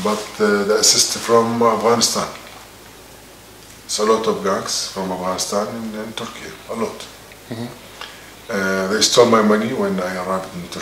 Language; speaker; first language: English; non-native, learner; Arabic